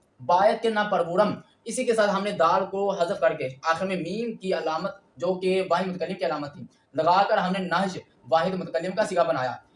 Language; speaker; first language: Urdu; native; Urdu